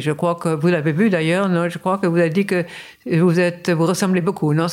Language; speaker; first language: French; non-native, fluent; German